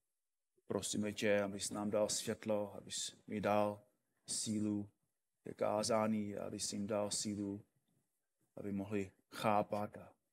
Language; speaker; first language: Czech; non-native, fluent; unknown